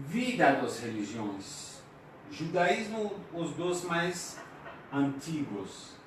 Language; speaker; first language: Portuguese; non-native, fluent; Persian